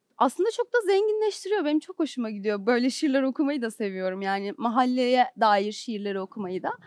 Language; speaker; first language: Turkish; native; Turkish